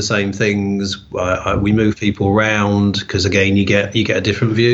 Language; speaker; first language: English; native; English